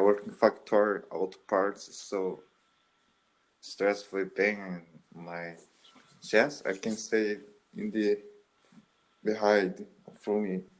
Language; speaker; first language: English; non-native, learner; Portuguese